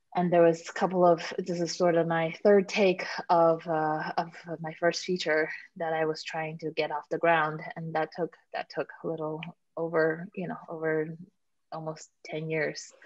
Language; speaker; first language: English; native; English